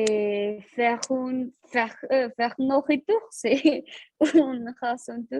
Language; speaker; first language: French; non-native, learner; Spanish